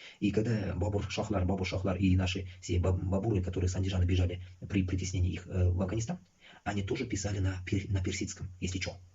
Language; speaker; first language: Russian; non-native, local second language; Uzbek